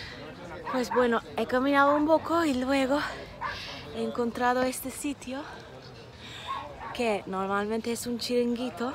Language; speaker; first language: Spanish; non-native, fluent; Turkish